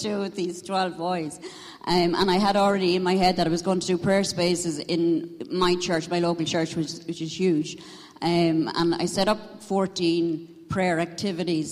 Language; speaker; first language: English; native; English